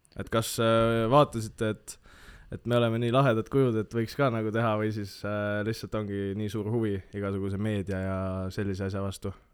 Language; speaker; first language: Estonian; native; Estonian